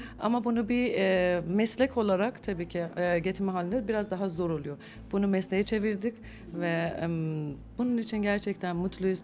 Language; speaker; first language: Turkish; non-native, fluent; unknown